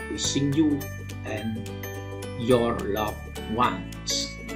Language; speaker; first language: English; non-native, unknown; Indonesian